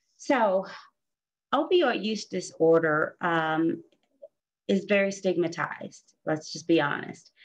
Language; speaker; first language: English; native; English